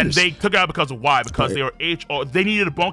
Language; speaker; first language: English; native; English